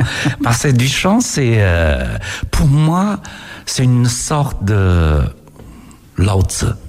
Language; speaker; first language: French; non-native, fluent; Chinese